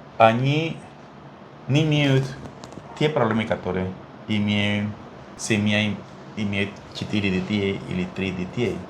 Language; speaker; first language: Russian; non-native, fluent; Spanish